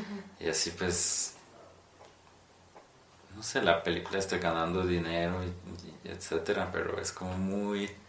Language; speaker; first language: Spanish; non-native, fluent; Polish